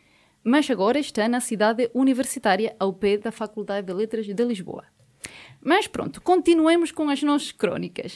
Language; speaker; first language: Portuguese; native; Portuguese